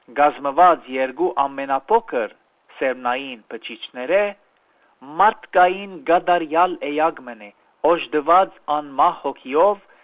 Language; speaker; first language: Armenian; early bilingual, heritage; Armenian